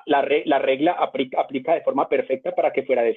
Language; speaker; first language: Spanish; native; Spanish